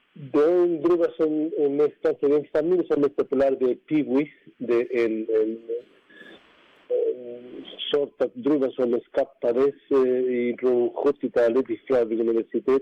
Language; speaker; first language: Swedish; non-native, fluent; Spanish